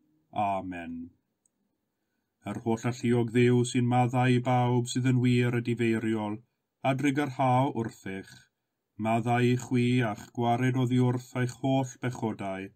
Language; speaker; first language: Welsh; native; Welsh